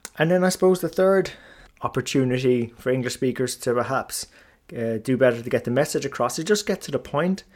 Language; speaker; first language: English; native; English